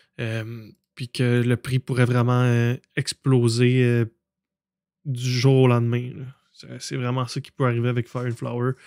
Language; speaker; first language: French; native; French